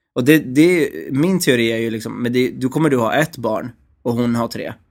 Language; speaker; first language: Swedish; native; Swedish